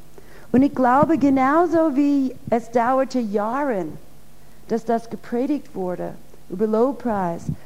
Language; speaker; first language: German; non-native, fluent; English